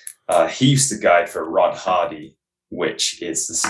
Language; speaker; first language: English; native; English